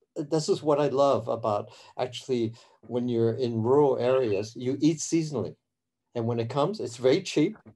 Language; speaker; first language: English; early bilingual, other home language; Cantonese